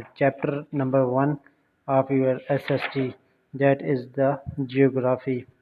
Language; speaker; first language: English; non-native, local second language; Urdu